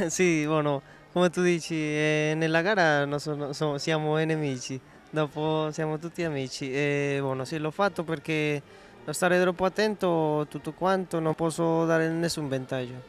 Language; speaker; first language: Italian; non-native, learner; Spanish